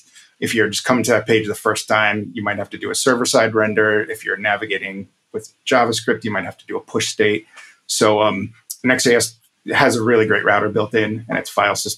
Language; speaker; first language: English; native; English